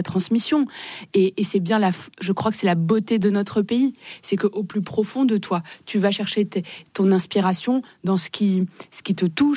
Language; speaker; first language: French; native; French